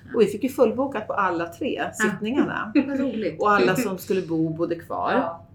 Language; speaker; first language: Swedish; native; Swedish